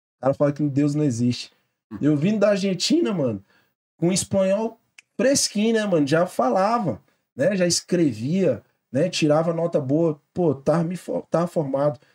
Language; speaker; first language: Portuguese; native; Portuguese